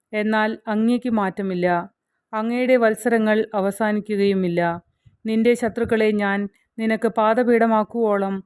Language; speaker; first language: Malayalam; native; Malayalam